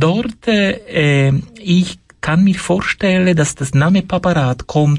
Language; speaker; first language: German; non-native, fluent; Italian